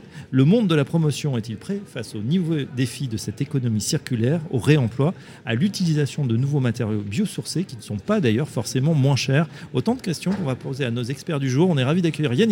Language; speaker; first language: French; native; French